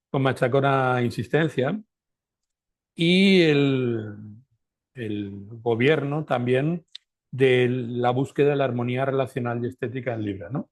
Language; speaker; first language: Spanish; native; Spanish